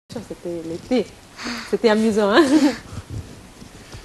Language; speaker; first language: French; non-native, fluent; Greek